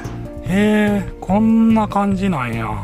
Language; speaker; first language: Japanese; native; Japanese